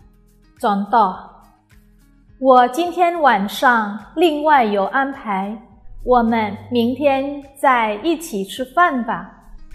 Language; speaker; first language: Chinese; non-native, fluent; Indonesian